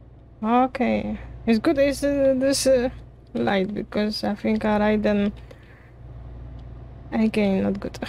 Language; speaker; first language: English; non-native, learner; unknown